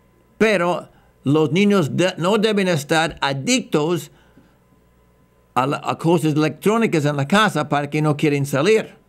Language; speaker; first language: Spanish; non-native, fluent; English